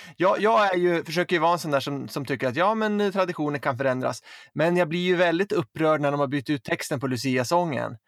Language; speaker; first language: Swedish; native; Swedish